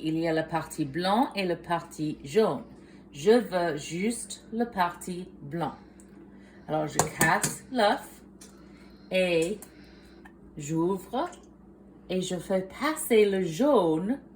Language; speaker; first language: French; non-native, fluent; English